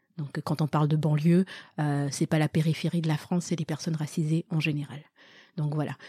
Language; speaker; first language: French; early bilingual, other home language; Malagasy